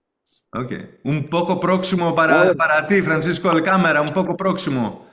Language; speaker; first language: Spanish; non-native, learner; English